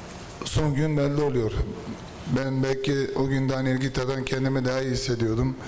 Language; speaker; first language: Turkish; early bilingual, heritage; Turkish